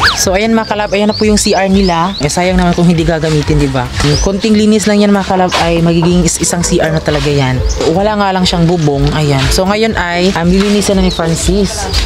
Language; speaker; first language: Filipino; non-native, local second language; Cebuano